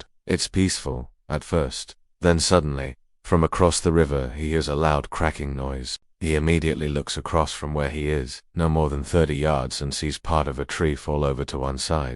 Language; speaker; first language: English; native; English